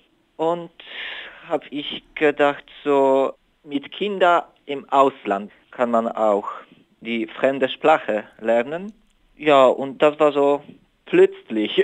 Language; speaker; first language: German; non-native, learner; Polish